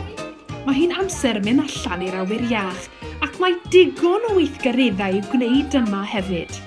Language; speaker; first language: Welsh; native; Welsh